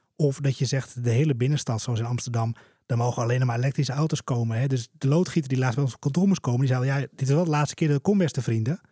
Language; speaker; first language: Dutch; native; Dutch